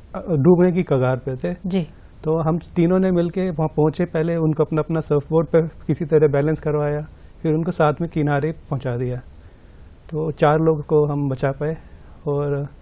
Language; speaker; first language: Hindi; native; Hindi